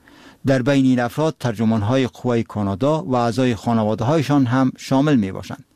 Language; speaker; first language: Persian; native; Persian